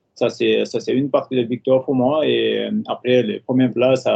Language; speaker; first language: French; non-native, fluent; Nepali